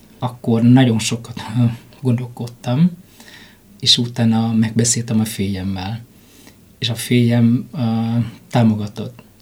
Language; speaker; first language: Hungarian; non-native, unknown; Vietnamese